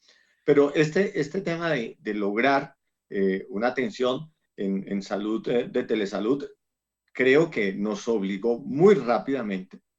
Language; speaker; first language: Spanish; native; Spanish